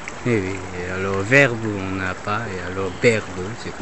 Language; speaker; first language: French; non-native, learner; Korean